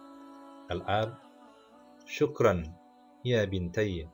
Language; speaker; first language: Arabic; non-native, learner; Indonesian